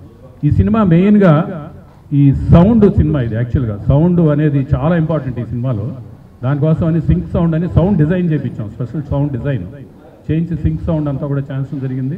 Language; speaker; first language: Telugu; native; Telugu